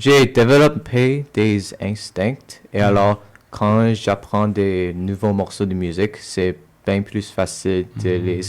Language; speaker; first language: French; non-native, local second language; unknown